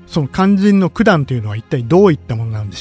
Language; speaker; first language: Japanese; native; Japanese